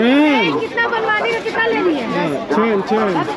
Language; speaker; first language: English; non-native, learner; Vietnamese